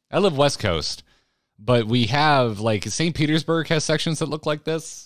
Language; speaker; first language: English; native; English